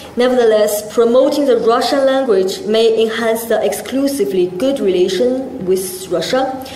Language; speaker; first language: English; non-native, fluent; Chinese